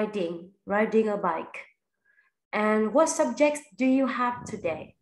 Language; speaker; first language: English; non-native, fluent; Vietnamese